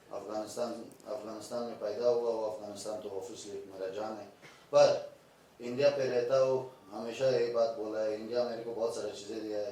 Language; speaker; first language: Hindi; non-native, fluent; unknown